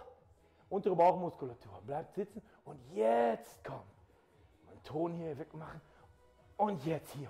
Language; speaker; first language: German; native; German